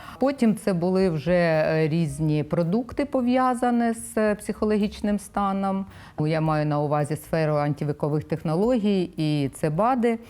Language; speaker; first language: Ukrainian; non-native, local second language; Russian